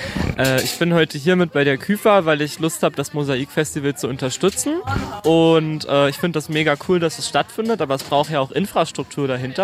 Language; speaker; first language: German; native; German